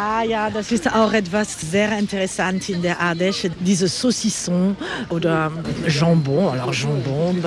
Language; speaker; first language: German; non-native, learner; French